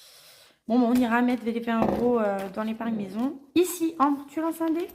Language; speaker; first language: French; native; French